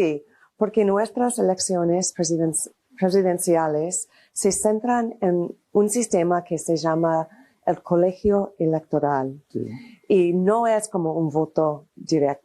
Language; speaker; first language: Spanish; non-native, fluent; English